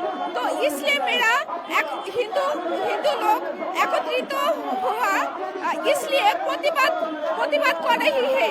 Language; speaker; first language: Hindi; non-native, learner; Bangla